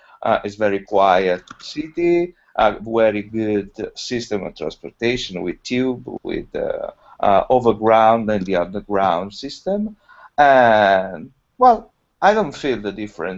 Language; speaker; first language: English; non-native, learner; Italian